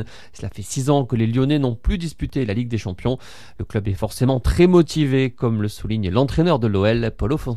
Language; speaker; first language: French; native; French